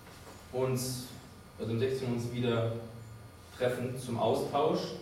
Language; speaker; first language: German; native; German